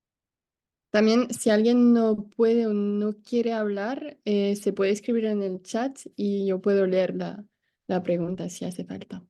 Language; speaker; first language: Spanish; non-native, fluent; French